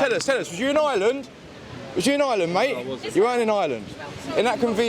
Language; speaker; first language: English; native; English